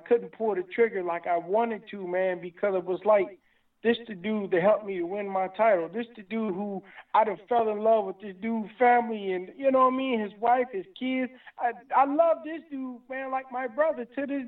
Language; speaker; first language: English; native; English